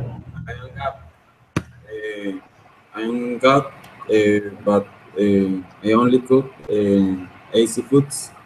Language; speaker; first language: English; non-native, learner; Spanish